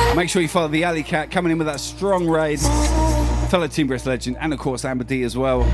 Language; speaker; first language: English; native; English